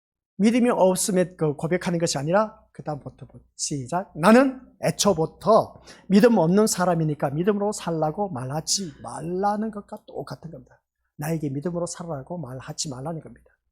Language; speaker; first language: Korean; native; Korean